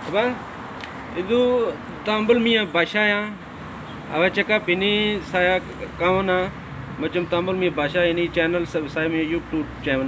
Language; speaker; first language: Indonesian; non-native, learner; Urdu